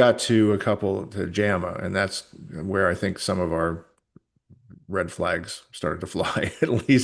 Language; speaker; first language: English; native; English